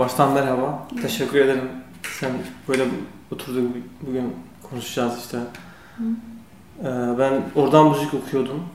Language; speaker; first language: Turkish; non-native, learner; Kurdish